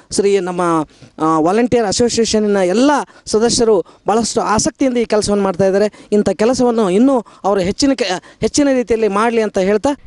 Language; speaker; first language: Kannada; native; Kannada